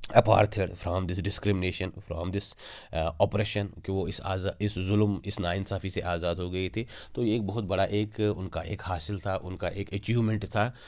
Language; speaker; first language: Hindi; non-native, local second language; Kashmiri